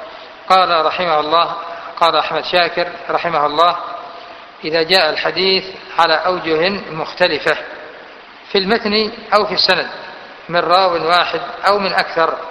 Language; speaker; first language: Arabic; native; Arabic